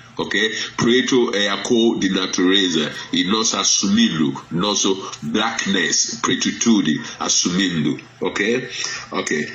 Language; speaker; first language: Portuguese; non-native, fluent; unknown